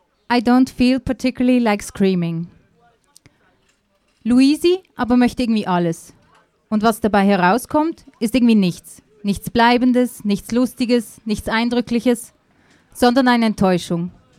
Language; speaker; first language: German; native; German